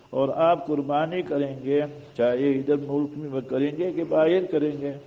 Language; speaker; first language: Urdu; non-native, local second language; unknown